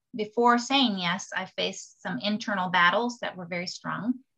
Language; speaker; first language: English; native; English